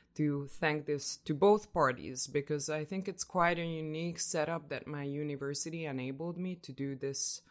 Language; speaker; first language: English; non-native, fluent; Hungarian